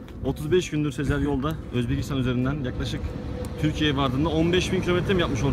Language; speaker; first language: Turkish; native; Turkish